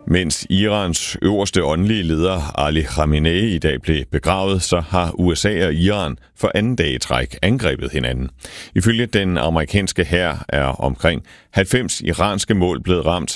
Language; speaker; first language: Danish; native; Danish